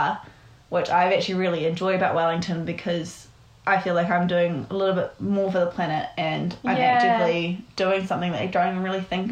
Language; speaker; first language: English; native; English